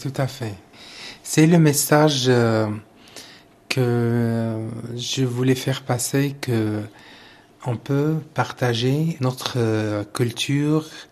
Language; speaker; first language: French; non-native, learner; Arabic